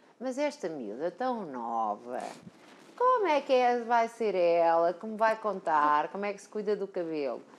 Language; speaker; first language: Portuguese; native; Portuguese